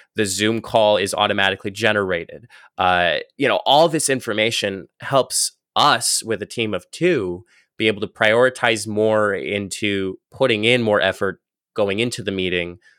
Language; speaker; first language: English; native; English